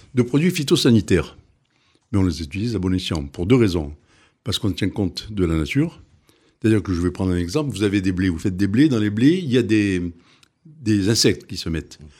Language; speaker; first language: French; native; French